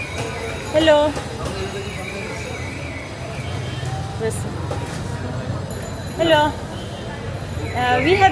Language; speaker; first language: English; non-native, learner; Turkish